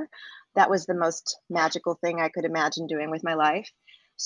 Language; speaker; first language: English; native; English